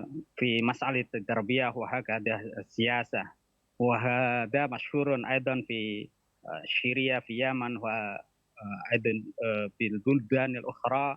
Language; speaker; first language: Arabic; non-native, learner; Indonesian